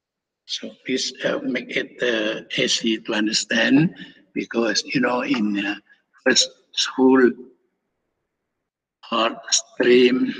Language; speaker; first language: English; non-native, fluent; Indonesian